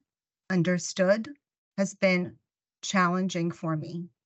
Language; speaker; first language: English; non-native, fluent; Russian